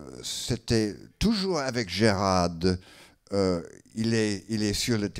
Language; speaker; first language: French; non-native, learner; English